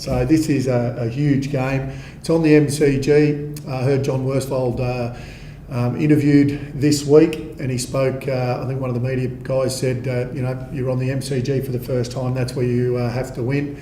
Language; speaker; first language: English; native; English